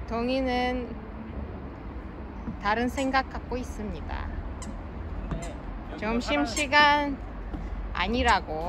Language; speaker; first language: Korean; non-native, fluent; Russian